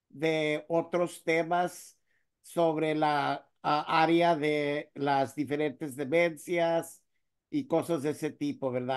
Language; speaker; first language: Spanish; early bilingual, heritage; Spanish